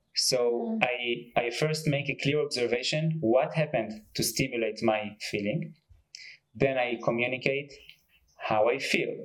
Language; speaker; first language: English; non-native, fluent; Hebrew